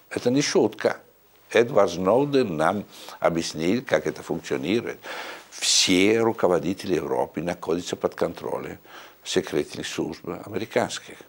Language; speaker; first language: Russian; non-native, fluent; Italian